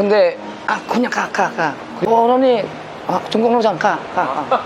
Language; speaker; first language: Korean; non-native, learner; Filipino